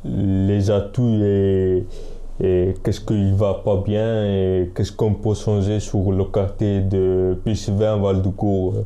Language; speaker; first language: French; non-native, fluent; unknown